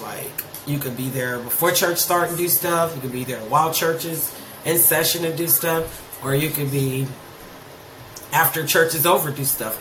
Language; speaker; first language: English; native; English